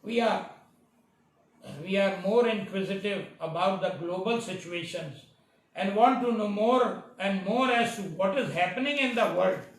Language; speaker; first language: English; non-native, local second language; Hindi